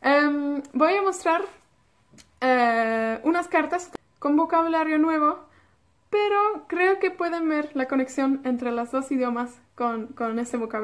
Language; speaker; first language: Spanish; non-native, fluent; Welsh